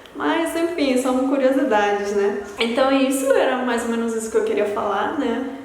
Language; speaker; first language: Portuguese; early bilingual, other home language; Spanish